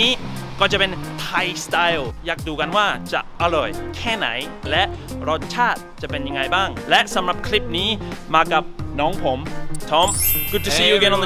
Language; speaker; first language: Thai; non-native, fluent; English